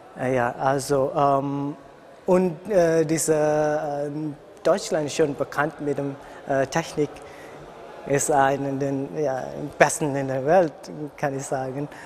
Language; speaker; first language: German; non-native, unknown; Indonesian